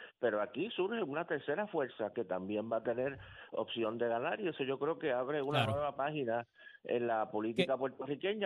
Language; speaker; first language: Spanish; native; Spanish